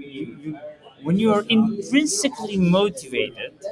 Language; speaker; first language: English; early bilingual, heritage; Dutch